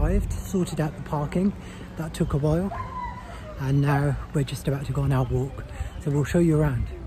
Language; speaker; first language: English; early bilingual, other home language; Hindi